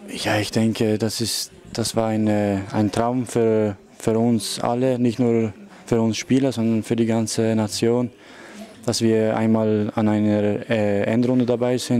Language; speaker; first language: German; early bilingual, other home language; Albanian